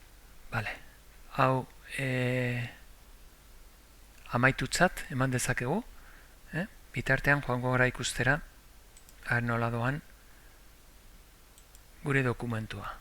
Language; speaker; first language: Basque; non-native, local second language; Spanish